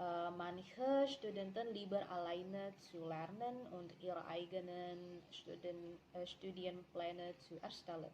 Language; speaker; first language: German; non-native, learner; Indonesian